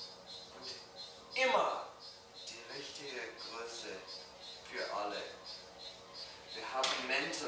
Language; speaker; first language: German; non-native, learner; English